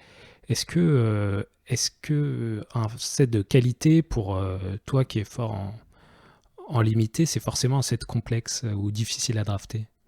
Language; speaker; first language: French; native; French